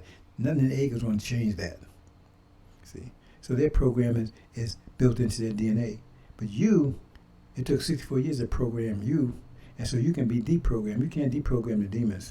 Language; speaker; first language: English; native; English